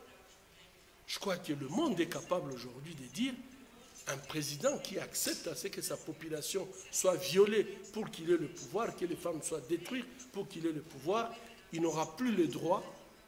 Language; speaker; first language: French; non-native, local second language; Swahili